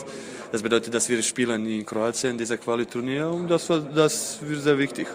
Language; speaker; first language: German; non-native, fluent; Croatian